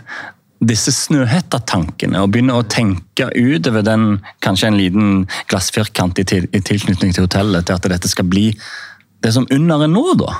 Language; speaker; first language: Norwegian; native; Norwegian